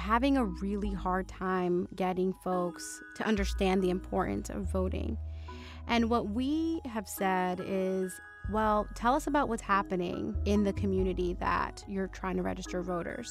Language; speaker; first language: English; native; English